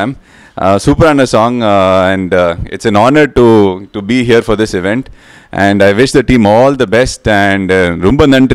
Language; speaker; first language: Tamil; non-native, fluent; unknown